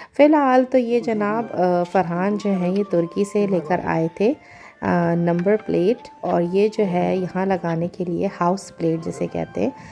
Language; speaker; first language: Urdu; native; Urdu